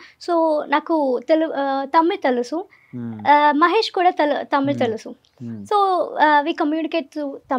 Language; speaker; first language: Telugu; non-native, learner; Malayalam